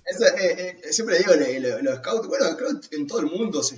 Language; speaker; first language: Spanish; native; Spanish